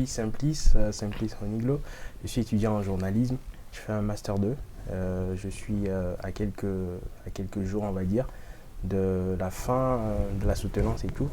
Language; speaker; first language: French; non-native, local second language; Ewe